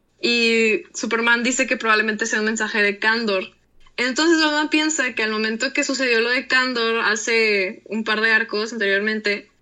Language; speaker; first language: Spanish; native; Spanish